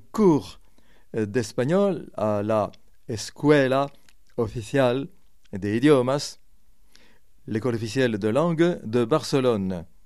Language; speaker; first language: French; native; French